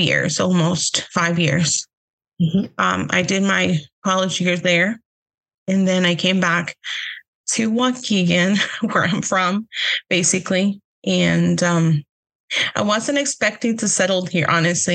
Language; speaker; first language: English; early bilingual, other home language; Spanish